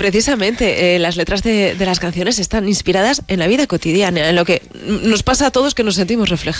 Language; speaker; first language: Spanish; native; Spanish